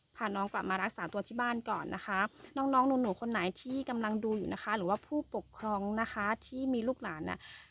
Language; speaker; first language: Thai; non-native, local second language; S'gaw Karen